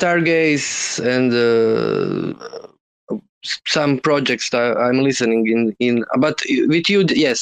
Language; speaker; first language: English; non-native, learner; Croatian